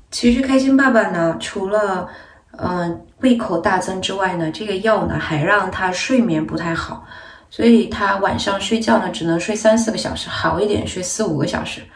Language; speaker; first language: Chinese; native; Chinese